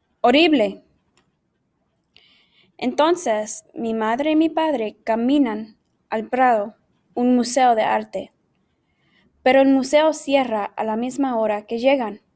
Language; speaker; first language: Spanish; non-native, learner; English